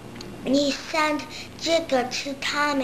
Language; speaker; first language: Chinese; early bilingual, heritage; English